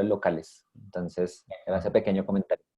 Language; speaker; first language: Spanish; native; Spanish